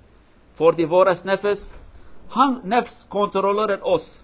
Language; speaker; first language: Norwegian; non-native, learner; Central Kurdish